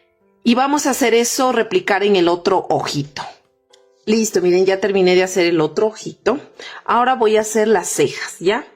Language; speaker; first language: Spanish; native; Spanish